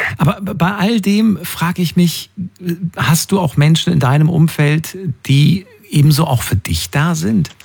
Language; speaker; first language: German; native; German